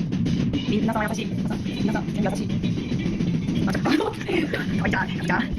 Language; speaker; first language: Japanese; non-native, learner; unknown